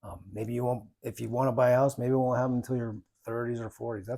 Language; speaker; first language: English; native; English